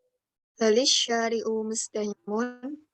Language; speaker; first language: Arabic; non-native, learner; Indonesian